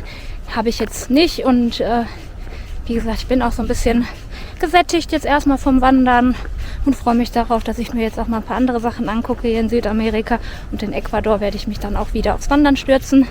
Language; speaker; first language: German; native; German